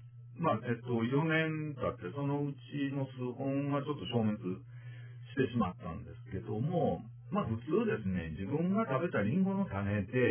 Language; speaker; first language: Japanese; native; Japanese